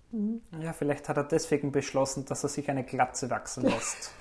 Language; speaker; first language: German; native; German